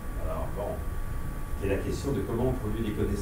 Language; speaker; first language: French; native; French